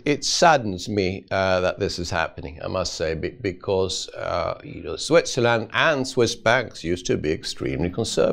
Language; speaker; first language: English; non-native, fluent; Swedish